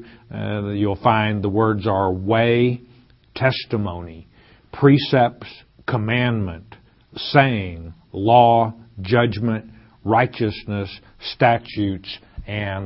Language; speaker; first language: English; native; English